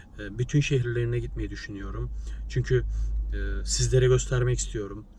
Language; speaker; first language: Turkish; native; Turkish